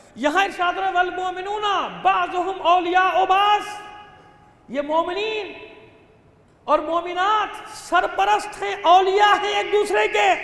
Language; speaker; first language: Urdu; native; Urdu